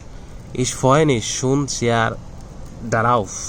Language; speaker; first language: German; non-native, learner; Bangla